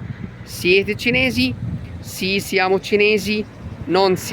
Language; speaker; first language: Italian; non-native, fluent; Arabic